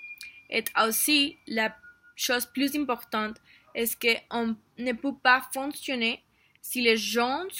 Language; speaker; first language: French; non-native, learner; Spanish